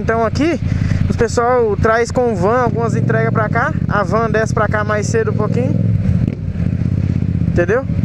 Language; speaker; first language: Portuguese; native; Portuguese